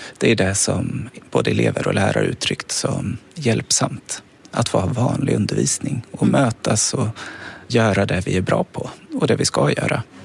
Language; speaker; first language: Swedish; native; Swedish